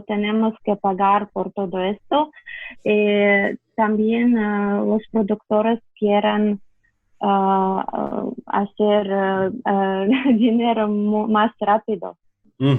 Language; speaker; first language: Spanish; non-native, fluent; Russian